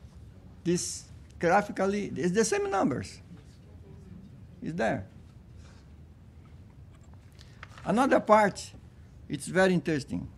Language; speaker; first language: English; non-native, fluent; Portuguese